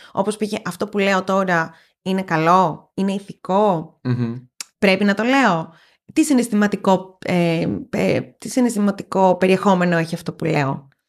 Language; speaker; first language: Greek; native; Greek